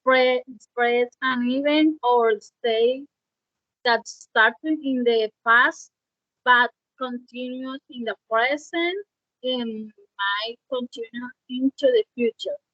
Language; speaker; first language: English; non-native, learner; Spanish